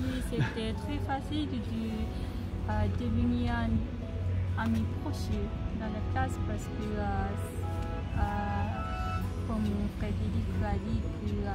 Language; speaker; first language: French; non-native, learner; Japanese